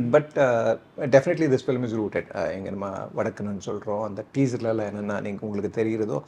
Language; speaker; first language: Tamil; non-native, local second language; Kannada